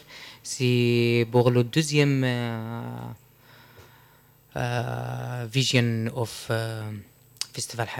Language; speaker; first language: French; non-native, learner; Arabic